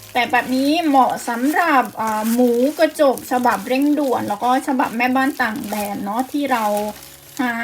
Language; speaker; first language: Thai; native; Thai